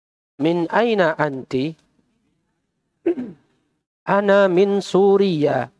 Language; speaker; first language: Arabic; non-native, fluent; Indonesian